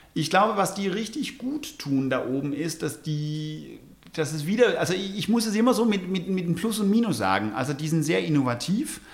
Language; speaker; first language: German; non-native, fluent; Danish